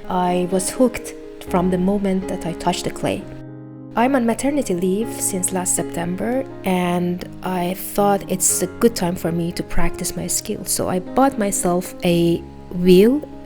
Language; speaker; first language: English; non-native, fluent; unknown